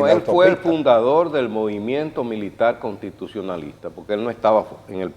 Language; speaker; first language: Spanish; native; Spanish